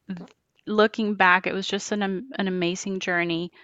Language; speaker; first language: English; non-native, fluent; Spanish